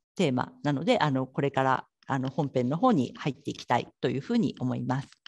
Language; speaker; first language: Japanese; native; Japanese